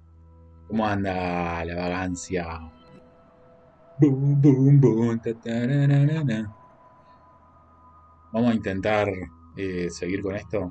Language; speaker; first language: Spanish; native; Spanish